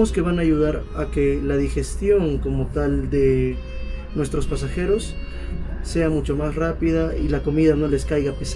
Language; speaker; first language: Spanish; native; Spanish